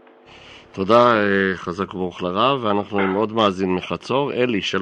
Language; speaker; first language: Hebrew; native; Hebrew